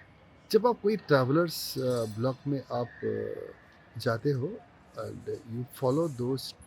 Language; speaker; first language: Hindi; non-native, local second language; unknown